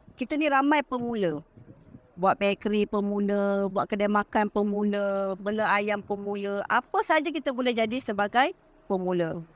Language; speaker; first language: Malay; native; Malay